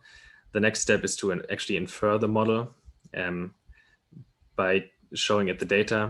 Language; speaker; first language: English; non-native, fluent; German